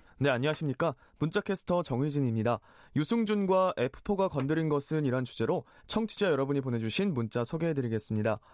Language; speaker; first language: Korean; native; Korean